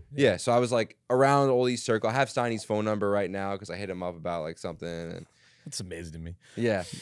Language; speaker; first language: English; native; English